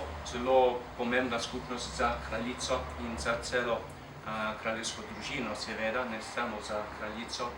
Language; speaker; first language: Slovenian; non-native, fluent; English